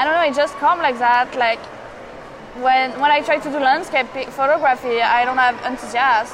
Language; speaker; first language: English; non-native, fluent; French